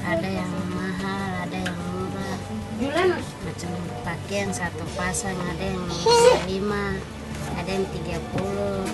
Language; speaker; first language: Indonesian; non-native, local second language; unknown